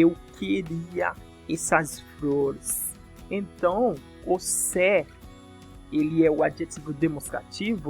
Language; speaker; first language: Portuguese; non-native, fluent; French